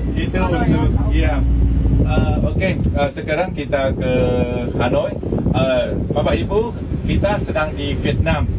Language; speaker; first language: Indonesian; non-native, learner; Vietnamese